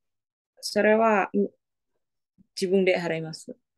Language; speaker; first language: Japanese; non-native, learner; Indonesian